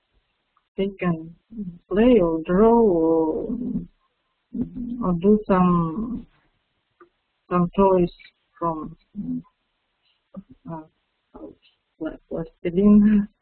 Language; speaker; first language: English; non-native, fluent; Russian